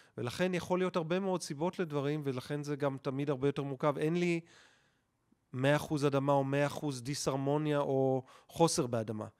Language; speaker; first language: Hebrew; native; Hebrew